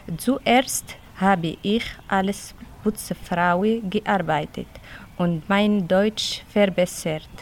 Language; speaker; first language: German; non-native, learner; Arabic